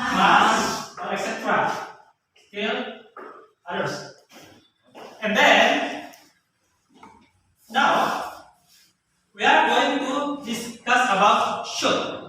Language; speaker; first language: English; non-native, learner; Indonesian